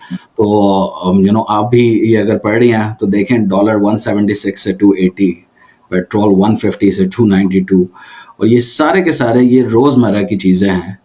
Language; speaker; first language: Urdu; native; Urdu